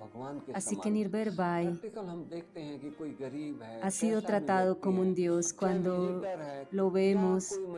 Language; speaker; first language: Spanish; native; Spanish